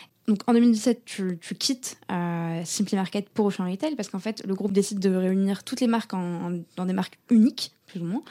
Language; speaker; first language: French; native; French